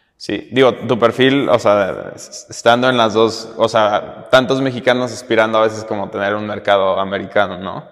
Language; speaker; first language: Spanish; native; Spanish